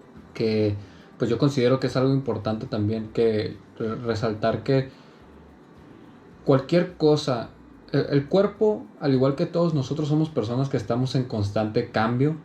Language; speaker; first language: Spanish; native; Spanish